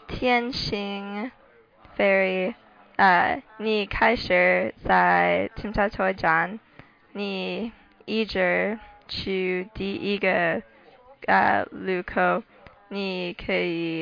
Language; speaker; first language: Chinese; non-native, learner; English